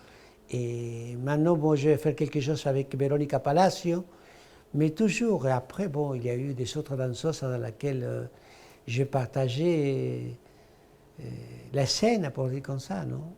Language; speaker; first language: French; non-native, fluent; Spanish